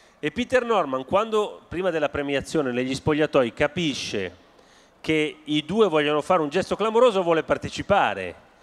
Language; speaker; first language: Italian; native; Italian